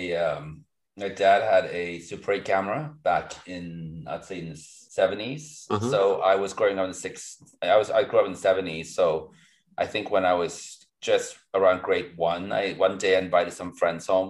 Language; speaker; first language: English; non-native, local second language; Cantonese